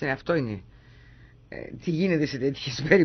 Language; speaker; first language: Greek; native; Greek